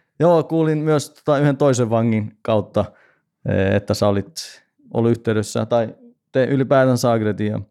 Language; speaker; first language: Finnish; non-native, local second language; Swedish